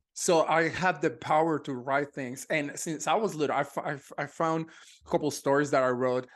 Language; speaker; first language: English; non-native, fluent; Spanish